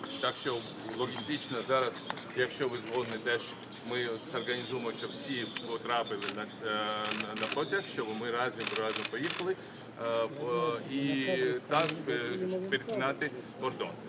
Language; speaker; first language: Ukrainian; non-native, fluent; Georgian